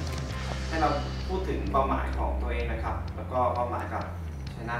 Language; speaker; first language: Thai; native; Thai